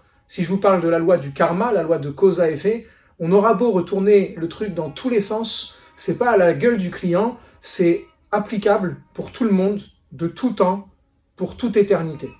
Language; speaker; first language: French; native; French